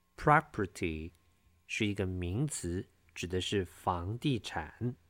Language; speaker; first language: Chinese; native; Chinese